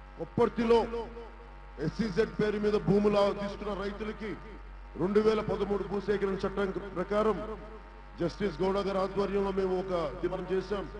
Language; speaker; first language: Telugu; native; Telugu